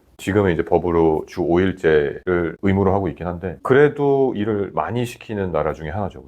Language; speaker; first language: Korean; native; Korean